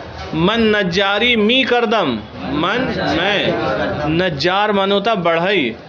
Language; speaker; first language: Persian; non-native, fluent; Urdu